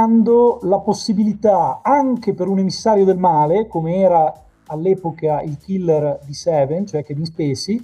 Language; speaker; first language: Italian; native; Italian